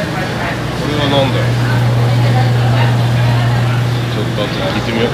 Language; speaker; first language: Japanese; native; Japanese